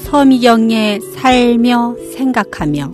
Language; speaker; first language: Korean; non-native, local second language; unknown